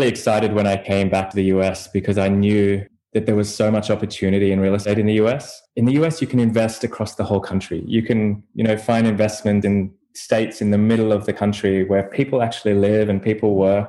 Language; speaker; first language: English; native; English